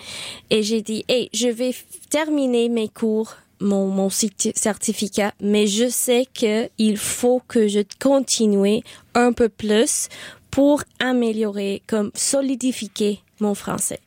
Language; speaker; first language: French; non-native, learner; English